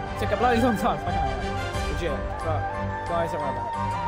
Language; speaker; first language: English; native; English